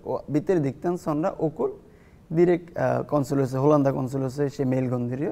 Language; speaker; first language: Turkish; non-native, fluent; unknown